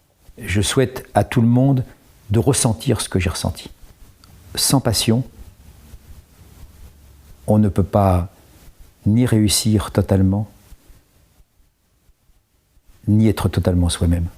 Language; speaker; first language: French; native; French